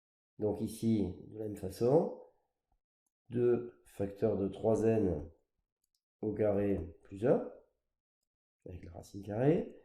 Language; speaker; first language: French; native; French